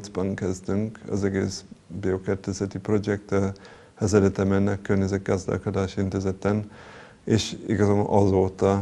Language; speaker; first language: Hungarian; non-native, fluent; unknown